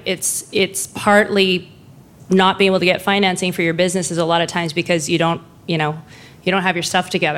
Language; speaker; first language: English; native; English